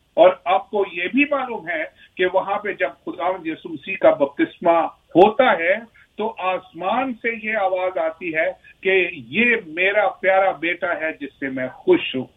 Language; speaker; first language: Urdu; native; Urdu